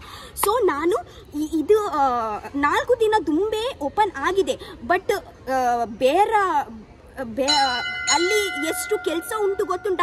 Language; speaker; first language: Kannada; non-native, local second language; Tulu